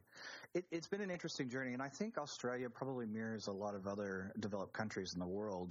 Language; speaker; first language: English; native; English